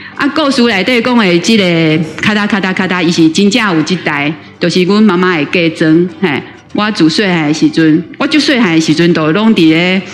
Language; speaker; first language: Chinese; native; Chinese